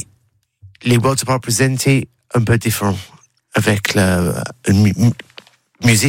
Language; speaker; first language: French; non-native, learner; English